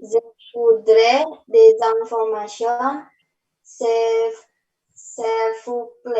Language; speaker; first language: French; non-native, learner; Indonesian